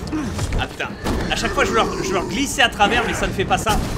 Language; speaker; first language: French; native; French